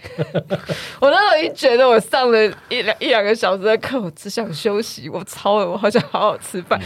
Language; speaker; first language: Chinese; native; Chinese